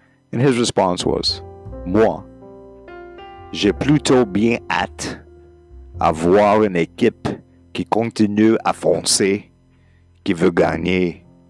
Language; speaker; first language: French; non-native, learner; English